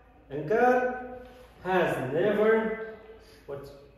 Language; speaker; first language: English; non-native, fluent; Kazakh